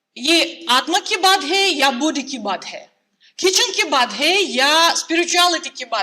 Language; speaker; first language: Hindi; non-native, fluent; Russian